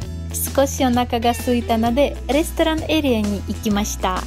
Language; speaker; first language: Japanese; non-native, fluent; Russian